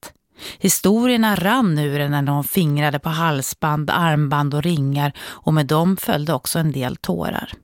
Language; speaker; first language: Swedish; native; Swedish